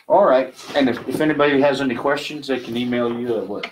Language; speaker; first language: English; native; English